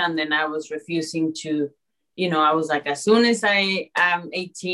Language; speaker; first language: English; early bilingual, other home language; Spanish